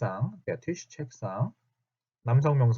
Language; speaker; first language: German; non-native, fluent; Korean